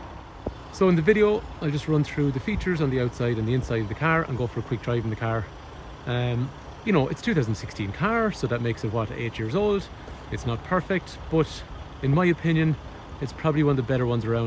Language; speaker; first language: English; native; English